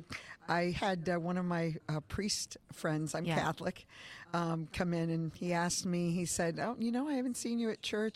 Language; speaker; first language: English; early bilingual, other home language; Spanish